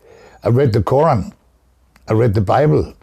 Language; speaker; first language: English; non-native, fluent; Danish